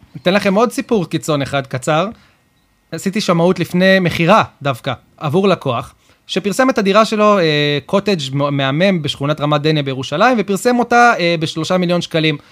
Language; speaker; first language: Hebrew; native; Hebrew